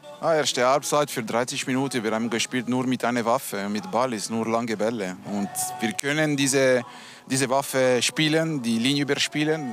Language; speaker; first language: German; non-native, local second language; Italian